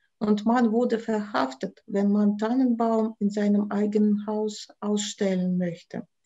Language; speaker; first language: German; non-native, fluent; Russian